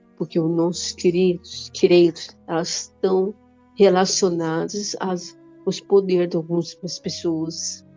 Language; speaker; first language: Portuguese; non-native, local second language; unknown